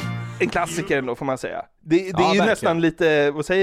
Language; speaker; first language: Swedish; native; Swedish